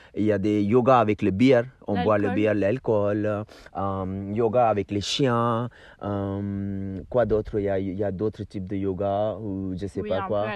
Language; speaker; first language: French; non-native, fluent; Hindi